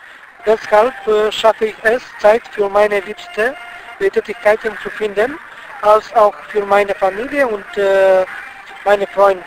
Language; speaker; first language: German; non-native, fluent; Bulgarian